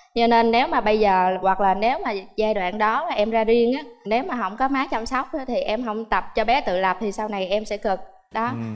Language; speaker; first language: Vietnamese; native; Vietnamese